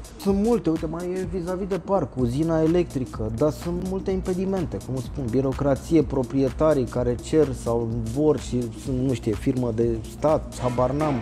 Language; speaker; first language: Romanian; native; Romanian